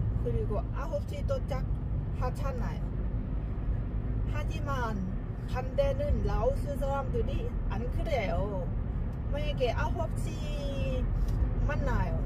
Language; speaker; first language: Korean; non-native, learner; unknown